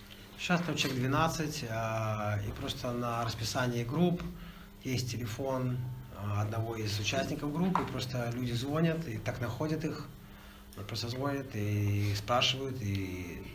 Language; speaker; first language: Russian; native; Russian